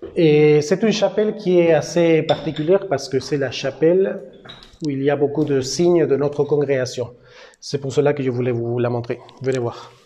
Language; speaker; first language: French; non-native, fluent; Spanish